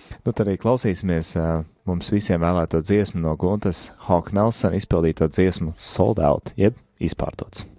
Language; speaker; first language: Latvian; native; Latvian